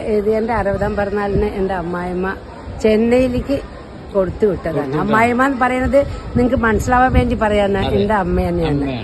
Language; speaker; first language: Malayalam; early bilingual, heritage; Malayalam